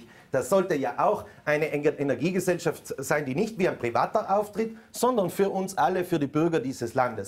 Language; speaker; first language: German; native; German